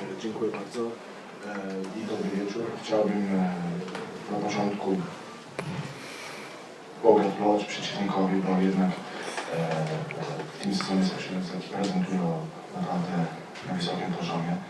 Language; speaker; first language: Polish; non-native, fluent; Slovenian